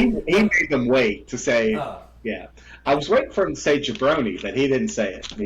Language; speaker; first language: English; native; English